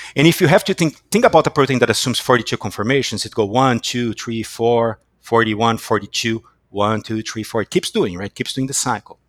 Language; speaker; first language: English; non-native, fluent; Portuguese